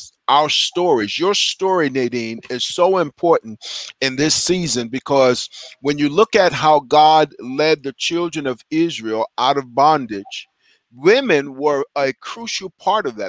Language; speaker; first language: English; native; English